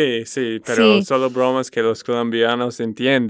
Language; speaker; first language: Spanish; non-native, learner; English